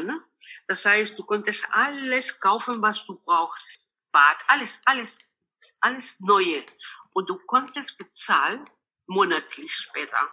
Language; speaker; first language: German; non-native, local second language; Spanish